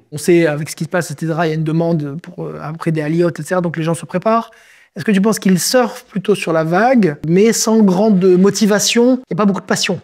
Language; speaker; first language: French; native; French